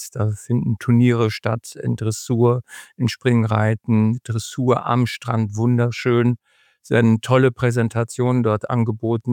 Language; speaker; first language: German; native; German